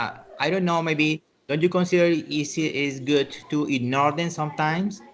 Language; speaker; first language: English; non-native, learner; Spanish